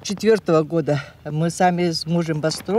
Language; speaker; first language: Russian; non-native, local second language; Yakut